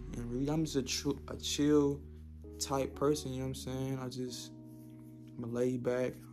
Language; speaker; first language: English; native; English